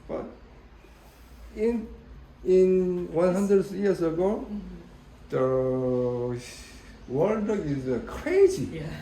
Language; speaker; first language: English; non-native, learner; Korean